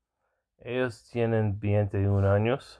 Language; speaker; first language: Spanish; non-native, learner; English